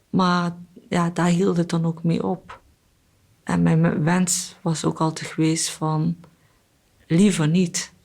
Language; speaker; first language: Dutch; early bilingual, other home language; Korean